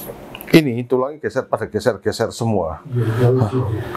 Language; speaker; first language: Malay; non-native, local second language; Javanese